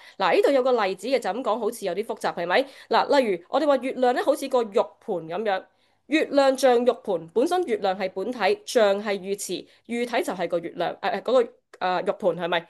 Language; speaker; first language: Cantonese; native; Cantonese